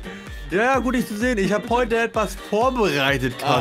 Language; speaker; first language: German; native; German